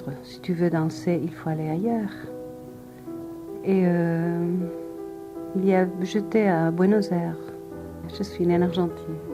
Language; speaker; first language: French; non-native, fluent; Spanish